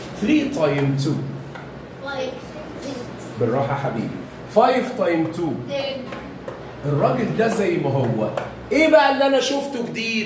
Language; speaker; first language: Arabic; native; Arabic